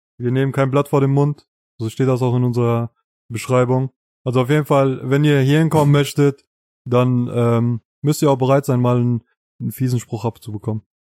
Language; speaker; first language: German; native; German